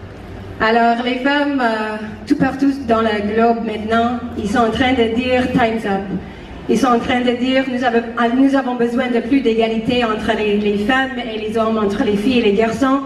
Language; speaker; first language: French; non-native, fluent; English